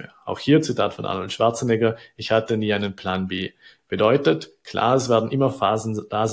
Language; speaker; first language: German; native; German